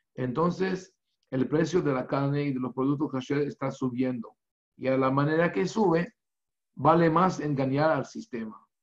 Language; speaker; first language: Spanish; non-native, fluent; Hebrew